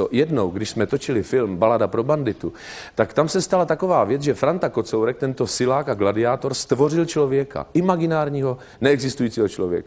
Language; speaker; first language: Czech; native; Czech